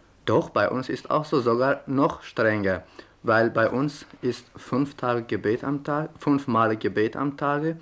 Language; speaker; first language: German; non-native, fluent; Persian